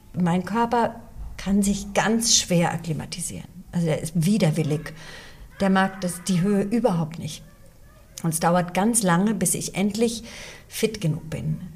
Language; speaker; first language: German; early bilingual, other home language; English